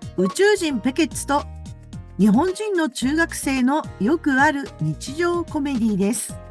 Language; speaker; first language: Japanese; native; Japanese